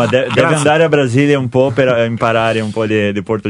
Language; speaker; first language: Italian; non-native, learner; Portuguese